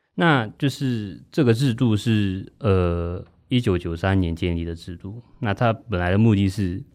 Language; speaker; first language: Chinese; non-native, fluent; Japanese